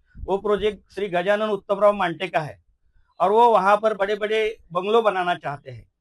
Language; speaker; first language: Hindi; non-native, local second language; Marathi